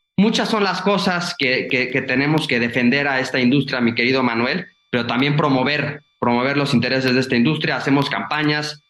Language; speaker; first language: Spanish; native; Spanish